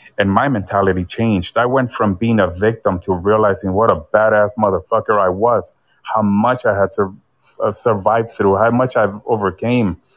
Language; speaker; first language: English; early bilingual, other home language; Spanish